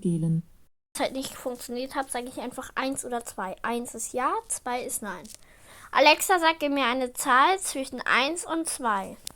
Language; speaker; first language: German; native; German